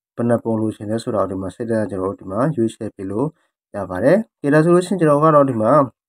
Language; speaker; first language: Burmese; native; Burmese